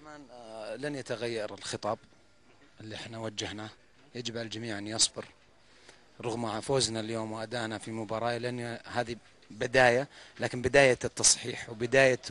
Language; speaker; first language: Arabic; native; Arabic